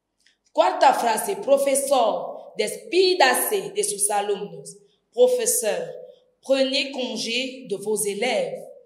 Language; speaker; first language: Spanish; non-native, fluent; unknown